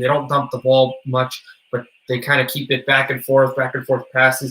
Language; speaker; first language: English; native; English